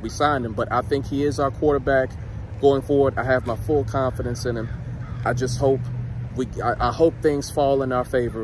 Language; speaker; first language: English; native; English